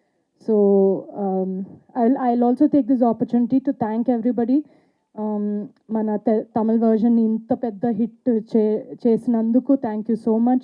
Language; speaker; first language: Telugu; non-native, fluent; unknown